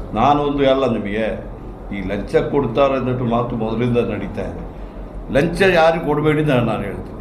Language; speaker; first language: Kannada; non-native, local second language; Malayalam